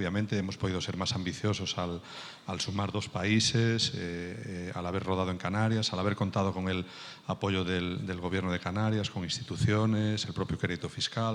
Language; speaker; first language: Spanish; native; Spanish